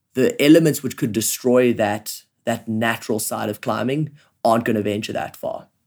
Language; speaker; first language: English; native; English